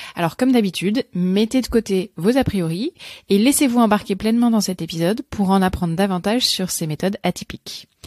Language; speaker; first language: French; native; French